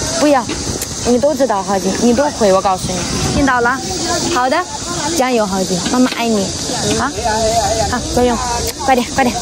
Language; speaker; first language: Chinese; non-native, learner; Ukrainian